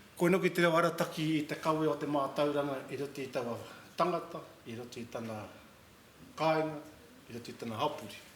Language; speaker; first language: Māori; native; Māori